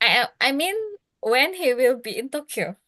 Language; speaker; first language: English; non-native, fluent; Indonesian